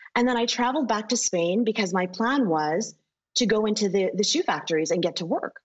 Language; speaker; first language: English; native; English